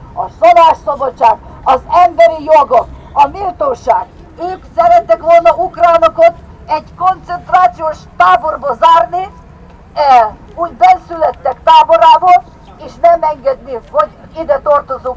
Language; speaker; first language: Hungarian; non-native, fluent; Ukrainian